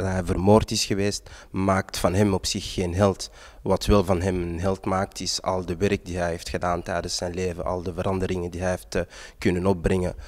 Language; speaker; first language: Dutch; early bilingual, other home language; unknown